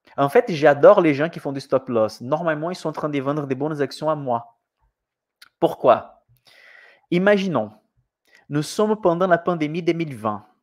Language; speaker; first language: French; non-native, fluent; Portuguese